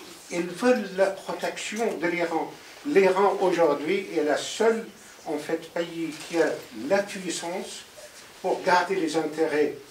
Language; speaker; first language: French; non-native, fluent; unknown